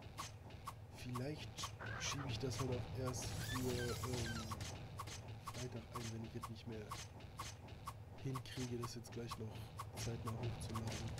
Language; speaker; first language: German; native; German